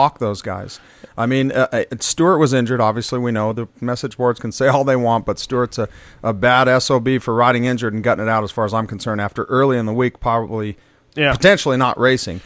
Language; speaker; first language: English; native; English